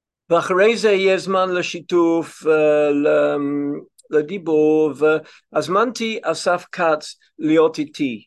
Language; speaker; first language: Hebrew; non-native, fluent; English